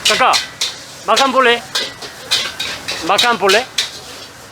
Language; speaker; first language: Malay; non-native, learner; Korean